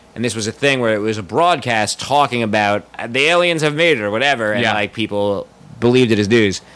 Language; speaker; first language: English; native; English